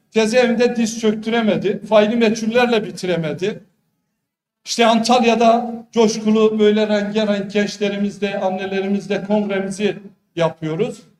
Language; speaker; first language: Turkish; non-native, local second language; Kurdish